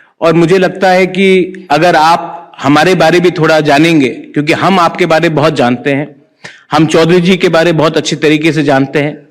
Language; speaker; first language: Hindi; non-native, local second language; Kok Borok